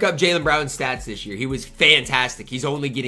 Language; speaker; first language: English; native; English